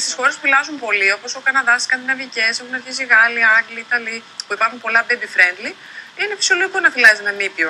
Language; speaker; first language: Greek; native; Greek